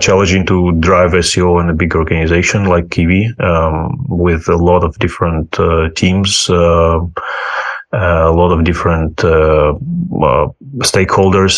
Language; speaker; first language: English; non-native, fluent; Ukrainian